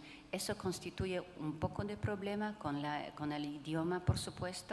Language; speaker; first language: Spanish; non-native, fluent; Polish